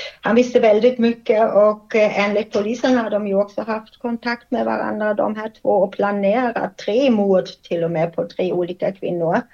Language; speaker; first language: Swedish; non-native, fluent; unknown